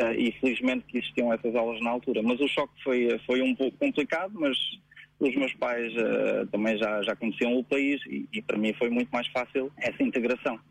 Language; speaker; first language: Portuguese; early bilingual, heritage; Portuguese